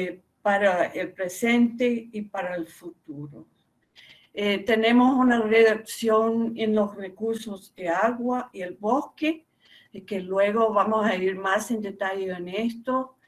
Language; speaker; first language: Spanish; non-native, fluent; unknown